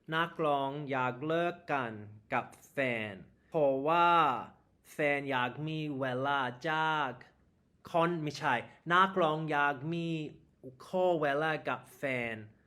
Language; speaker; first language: Thai; non-native, learner; English